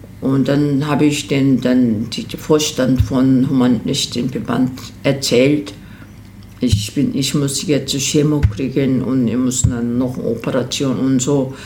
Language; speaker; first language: German; non-native, fluent; Korean